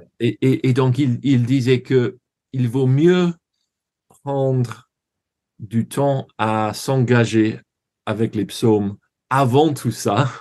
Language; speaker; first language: French; non-native, learner; English